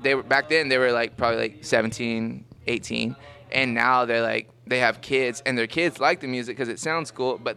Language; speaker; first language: English; native; English